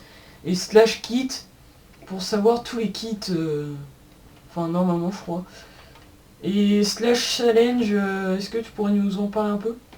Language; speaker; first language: French; native; French